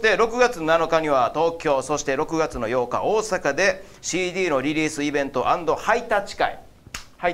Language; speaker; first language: Japanese; native; Japanese